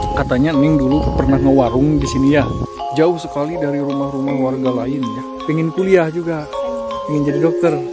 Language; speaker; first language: Indonesian; non-native, local second language; Sundanese